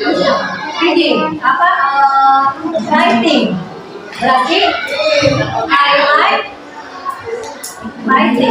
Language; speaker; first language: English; non-native, learner; Indonesian